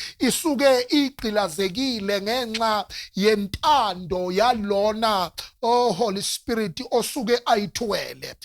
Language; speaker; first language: Zulu; non-native, local second language; Northern Sotho